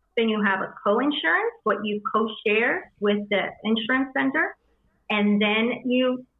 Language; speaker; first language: English; early bilingual, other home language; Spanish